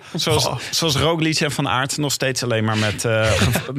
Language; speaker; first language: Dutch; native; Dutch